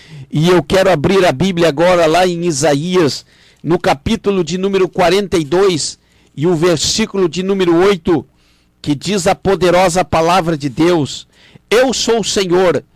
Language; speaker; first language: Portuguese; native; Portuguese